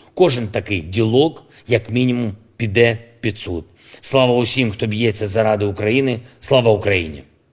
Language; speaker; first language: Ukrainian; non-native, local second language; Russian